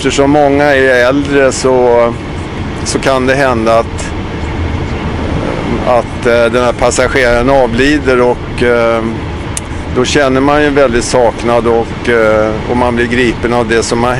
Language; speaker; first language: Swedish; native; Swedish